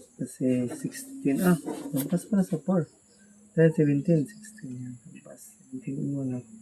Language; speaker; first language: Filipino; non-native, local second language; Cebuano